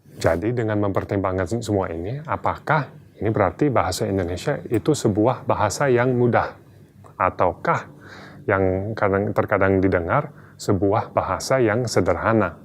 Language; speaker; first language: Indonesian; non-native, fluent; English